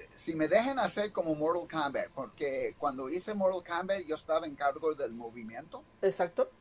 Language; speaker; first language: Spanish; early bilingual, heritage; Spanish